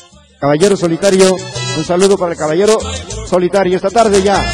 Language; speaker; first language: Spanish; native; Spanish